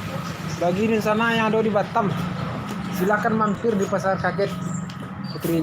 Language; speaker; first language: Indonesian; non-native, local second language; Minangkabau